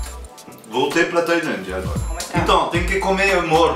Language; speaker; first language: Portuguese; non-native, fluent; French